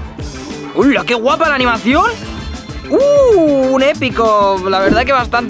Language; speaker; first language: Spanish; native; Spanish